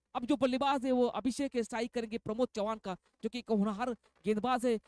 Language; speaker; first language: Hindi; non-native, local second language; Marathi